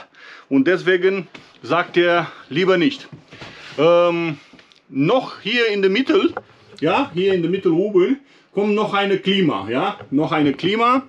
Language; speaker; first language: German; non-native, learner; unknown